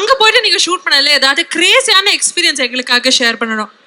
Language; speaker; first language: Tamil; native; Tamil